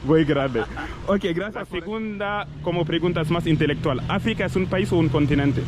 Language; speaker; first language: Spanish; non-native, local second language; French